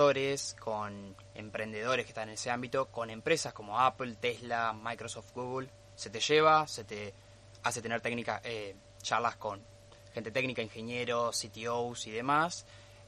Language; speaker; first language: Spanish; native; Spanish